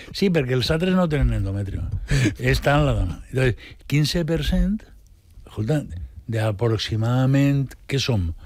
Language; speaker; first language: Catalan; non-native, local second language; Spanish